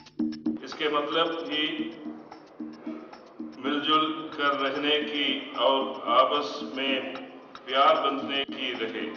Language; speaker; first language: Hindi; non-native, local second language; Malayalam